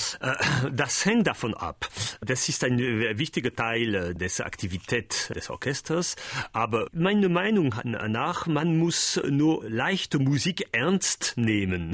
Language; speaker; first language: German; non-native, learner; French